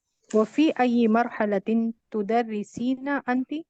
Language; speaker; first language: Arabic; non-native, learner; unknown